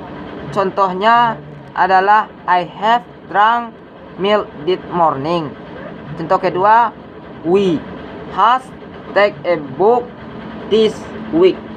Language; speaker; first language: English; non-native, learner; Indonesian